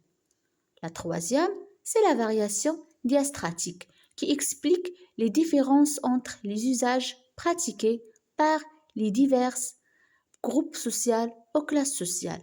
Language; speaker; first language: French; non-native, local second language; Arabic